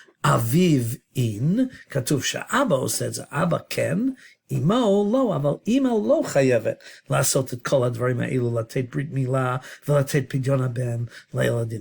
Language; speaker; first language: Hebrew; non-native, fluent; English